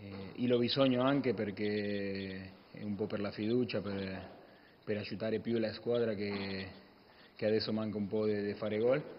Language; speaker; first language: Italian; non-native, fluent; Spanish